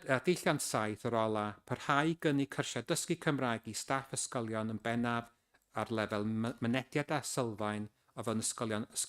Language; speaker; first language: Welsh; native; Welsh